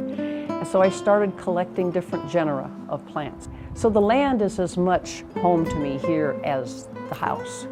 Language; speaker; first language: English; native; English